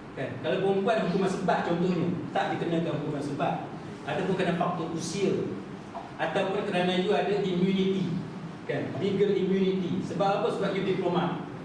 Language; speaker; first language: Malay; native; Malay